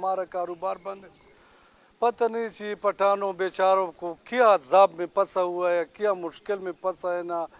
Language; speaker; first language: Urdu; non-native, local second language; Pashto